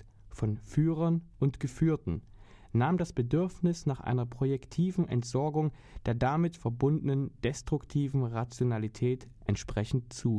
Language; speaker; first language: German; native; German